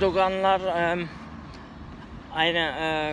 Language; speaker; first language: German; early bilingual, other home language; Turkish